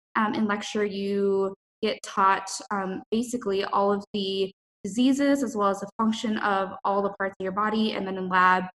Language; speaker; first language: English; native; English